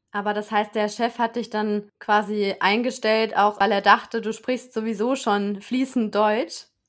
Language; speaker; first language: German; native; German